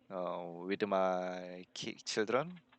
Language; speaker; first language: English; non-native, learner; Korean